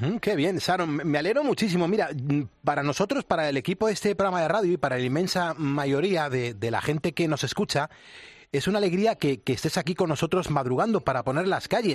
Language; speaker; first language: Spanish; native; Spanish